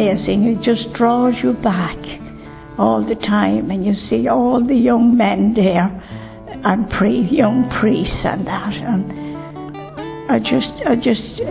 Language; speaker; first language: English; native; English